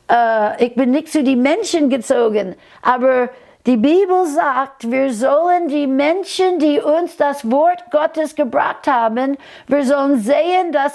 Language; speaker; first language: German; non-native, fluent; English